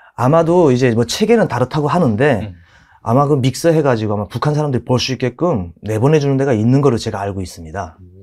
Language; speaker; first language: Korean; native; Korean